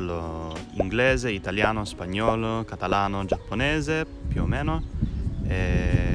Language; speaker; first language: Italian; non-native, fluent; English